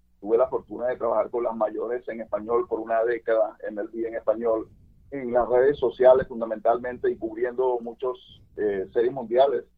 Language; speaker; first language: Spanish; native; Spanish